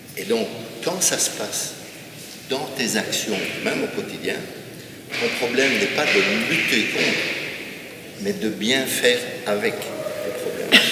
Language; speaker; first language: French; native; French